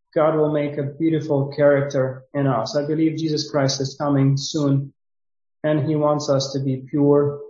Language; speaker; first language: English; non-native, fluent; Ukrainian